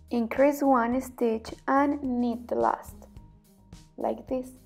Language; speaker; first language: English; non-native, fluent; Spanish